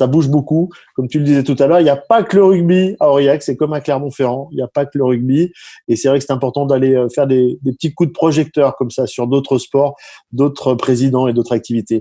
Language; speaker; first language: French; native; French